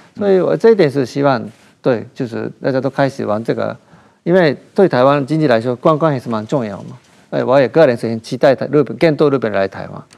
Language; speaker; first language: Chinese; non-native, fluent; Japanese